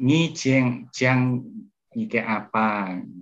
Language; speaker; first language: Cantonese; non-native, learner; Indonesian